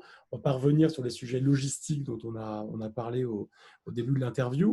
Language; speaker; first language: French; native; French